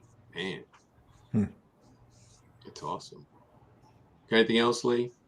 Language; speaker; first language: English; native; English